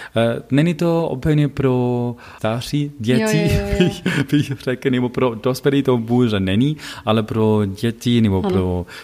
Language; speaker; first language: Czech; non-native, fluent; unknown